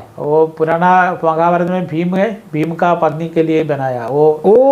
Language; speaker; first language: Hindi; non-native, local second language; Malayalam